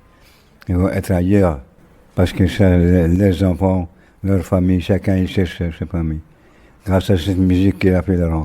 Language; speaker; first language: French; non-native, local second language; Arabic